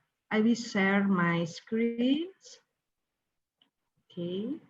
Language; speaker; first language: English; non-native, learner; Indonesian